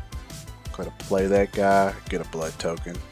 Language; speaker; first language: English; native; English